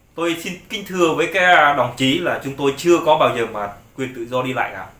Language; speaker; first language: Vietnamese; non-native, local second language; Jarai